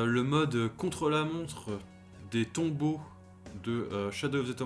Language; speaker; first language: French; native; French